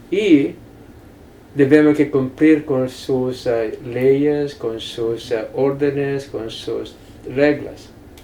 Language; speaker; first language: Spanish; non-native, fluent; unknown